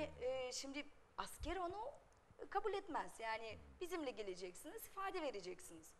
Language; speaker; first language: Turkish; non-native, fluent; Russian